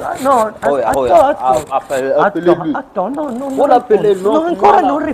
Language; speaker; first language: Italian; non-native, learner; Arabic